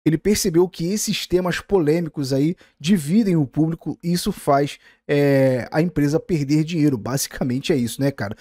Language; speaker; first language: Portuguese; native; Portuguese